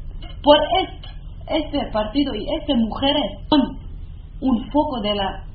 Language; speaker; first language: Spanish; non-native, learner; Kurdish